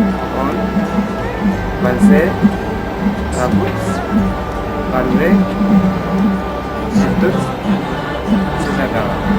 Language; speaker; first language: Catalan; non-native, learner; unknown